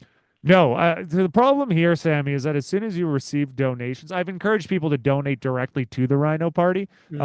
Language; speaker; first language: English; native; English